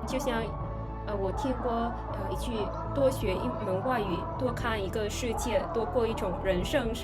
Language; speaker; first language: Chinese; non-native, fluent; Vietnamese